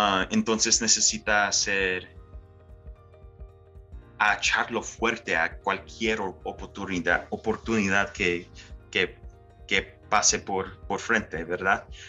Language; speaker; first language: Spanish; early bilingual, heritage; Spanish